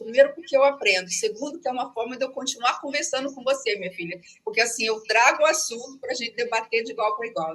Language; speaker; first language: Portuguese; native; Portuguese